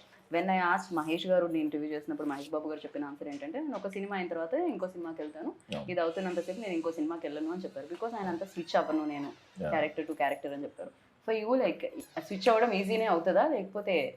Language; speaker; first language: Telugu; native; Telugu